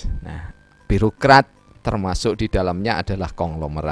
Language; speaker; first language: Indonesian; native; Indonesian